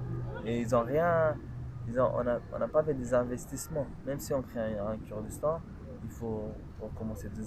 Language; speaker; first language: French; non-native, local second language; Kurdish